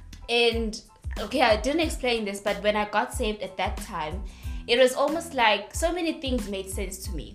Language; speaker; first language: English; non-native, local second language; Zulu